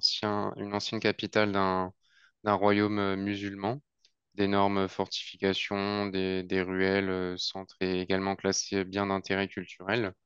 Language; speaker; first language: French; native; French